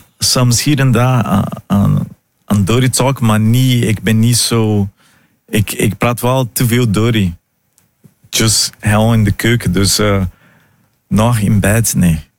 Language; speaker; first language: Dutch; non-native, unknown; Portuguese